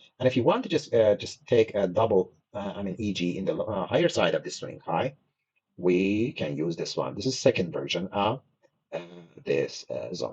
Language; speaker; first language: English; non-native, fluent; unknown